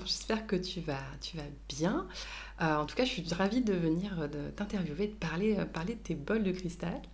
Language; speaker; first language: French; native; French